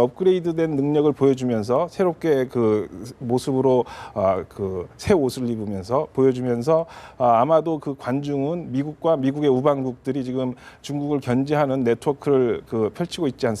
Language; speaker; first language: Korean; native; Korean